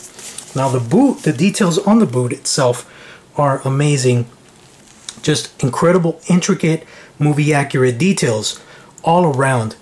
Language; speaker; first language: English; native; English